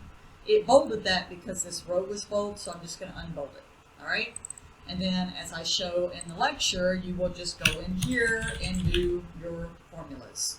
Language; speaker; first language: English; native; English